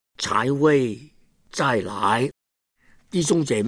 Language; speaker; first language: Chinese; non-native, local second language; Cantonese